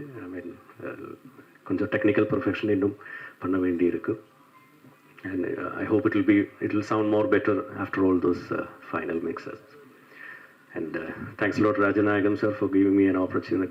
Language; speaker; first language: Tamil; non-native, learner; Malayalam